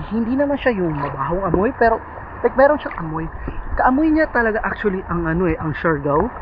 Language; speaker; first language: Filipino; non-native, local second language; Cebuano